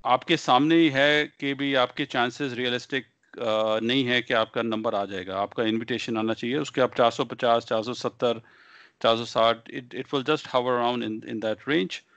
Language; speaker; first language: Hindi; native; Hindi